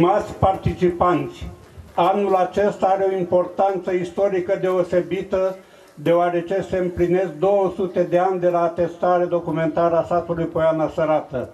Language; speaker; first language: Romanian; native; Romanian